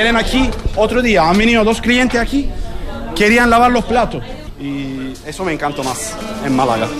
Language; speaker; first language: Spanish; non-native, fluent; Turkish